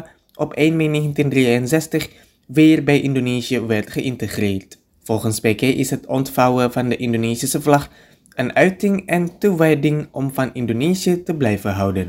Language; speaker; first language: Dutch; non-native, fluent; Indonesian